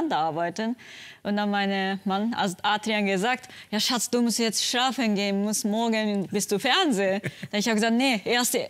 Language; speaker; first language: German; non-native, learner; Japanese